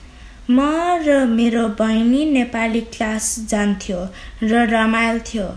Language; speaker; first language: Nepali; early bilingual, heritage; Nepali